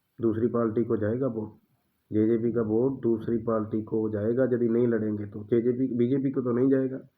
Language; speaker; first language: Hindi; non-native, local second language; Punjabi